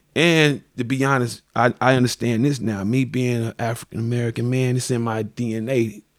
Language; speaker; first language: English; native; English